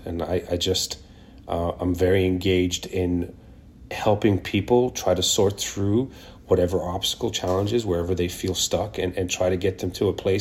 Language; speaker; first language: English; non-native, local second language; Hebrew